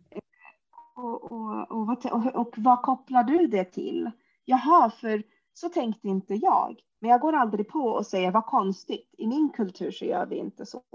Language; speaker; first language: Swedish; early bilingual, other home language; Arabic